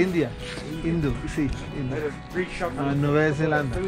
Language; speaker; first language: Spanish; non-native, learner; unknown